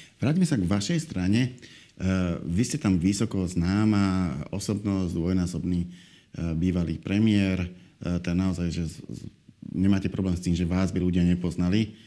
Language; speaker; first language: Slovak; native; Slovak